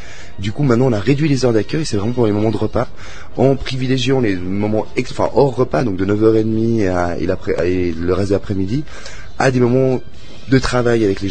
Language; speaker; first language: French; native; French